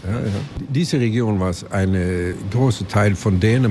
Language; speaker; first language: German; non-native, learner; Swedish